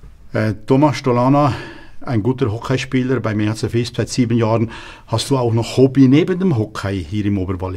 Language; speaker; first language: German; native; German